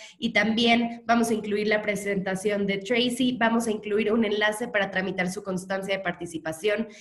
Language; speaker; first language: Spanish; native; Spanish